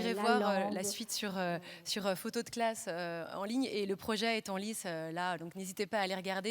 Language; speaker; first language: French; native; French